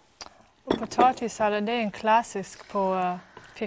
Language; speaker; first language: Swedish; non-native, fluent; English